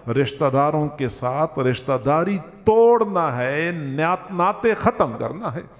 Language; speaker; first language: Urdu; non-native, local second language; Punjabi